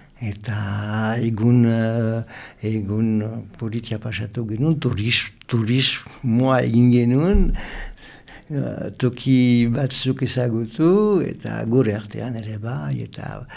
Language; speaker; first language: Basque; non-native, local second language; French